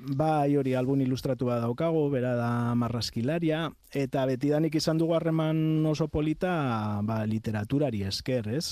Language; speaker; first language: Basque; non-native, local second language; Spanish